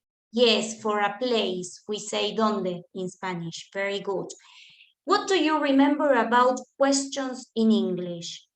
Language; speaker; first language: English; non-native, fluent; Spanish